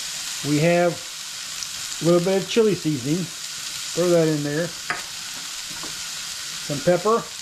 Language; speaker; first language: English; native; English